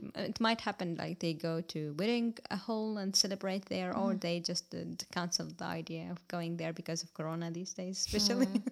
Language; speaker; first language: English; non-native, fluent; Arabic